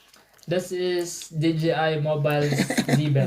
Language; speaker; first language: German; non-native, learner; Cebuano